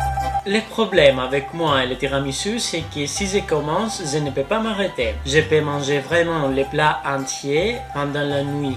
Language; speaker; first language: French; non-native, fluent; Greek